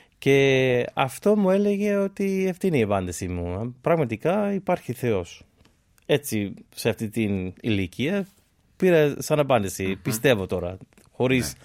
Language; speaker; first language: Greek; non-native, fluent; English